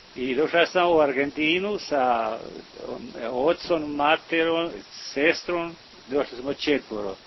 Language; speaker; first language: Croatian; native; Croatian